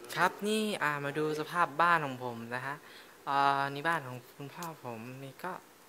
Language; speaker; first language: Thai; native; Thai